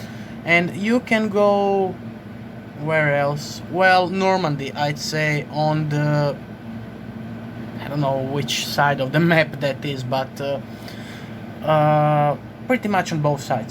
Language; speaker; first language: English; non-native, fluent; Croatian